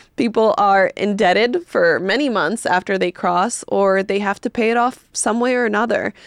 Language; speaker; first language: English; early bilingual, other home language; Spanish